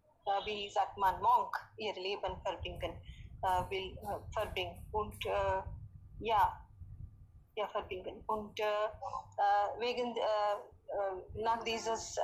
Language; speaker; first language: German; non-native, learner; Hindi